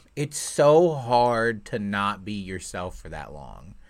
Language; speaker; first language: English; native; English